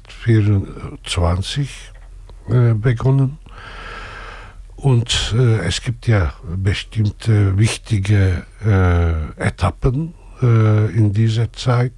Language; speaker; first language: German; non-native, fluent; Kurdish